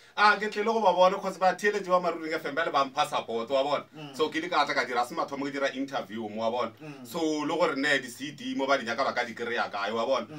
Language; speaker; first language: Northern Sotho; non-native, local second language; Zulu